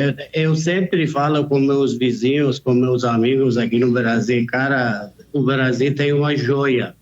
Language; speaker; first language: Portuguese; non-native, fluent; Persian